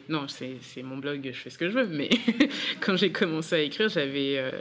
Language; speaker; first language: French; native; French